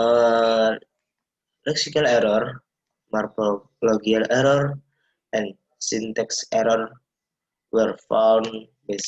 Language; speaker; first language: English; non-native, learner; Indonesian